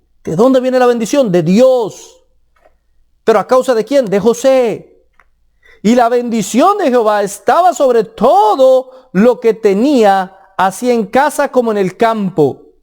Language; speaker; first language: Spanish; native; Spanish